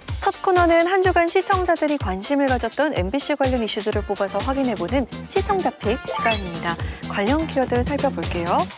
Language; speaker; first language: Korean; native; Korean